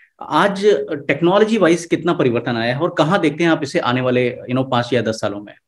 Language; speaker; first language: Hindi; native; Hindi